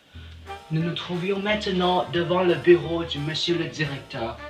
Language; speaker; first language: French; non-native, learner; English